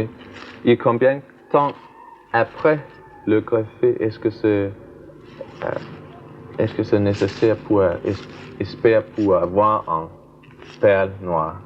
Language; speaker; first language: French; non-native, learner; Danish